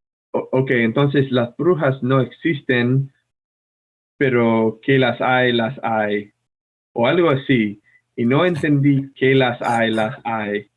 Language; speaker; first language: Spanish; non-native, fluent; English